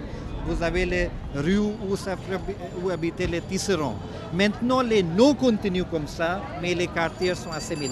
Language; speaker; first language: French; non-native, fluent; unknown